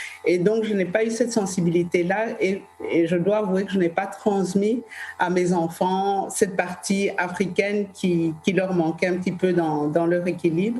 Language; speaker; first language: French; early bilingual, other home language; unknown